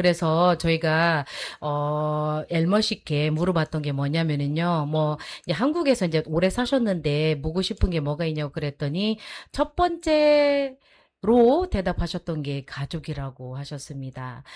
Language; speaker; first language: Korean; native; Korean